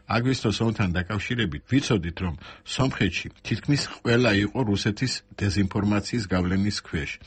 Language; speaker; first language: Georgian; non-native, local second language; Armenian